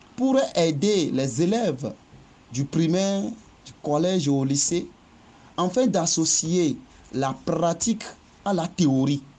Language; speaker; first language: French; non-native, local second language; Ewe